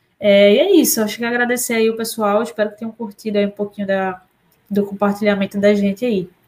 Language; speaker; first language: Portuguese; native; Portuguese